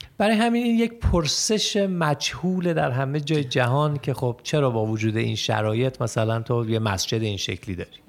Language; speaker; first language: Persian; native; Persian